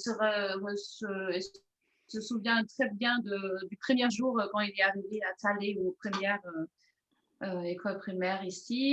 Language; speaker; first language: French; non-native, fluent; German